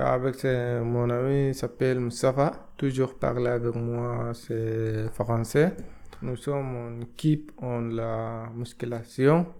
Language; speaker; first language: French; non-native, learner; Arabic